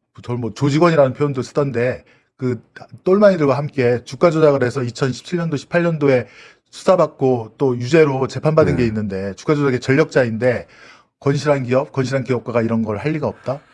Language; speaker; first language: Korean; native; Korean